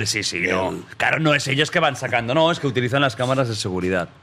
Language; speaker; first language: Spanish; native; Spanish